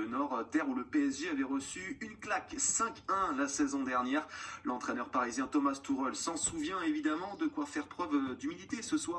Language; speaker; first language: French; native; French